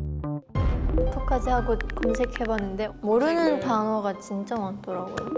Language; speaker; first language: Korean; non-native, fluent; Japanese